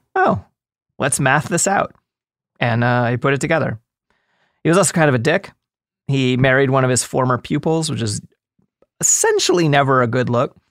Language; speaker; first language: English; native; English